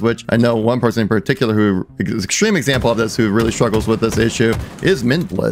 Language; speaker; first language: English; native; English